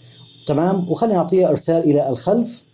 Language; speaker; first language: Arabic; native; Arabic